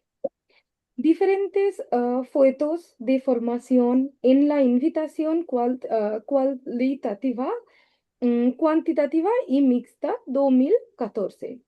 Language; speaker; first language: Spanish; non-native, learner; Bangla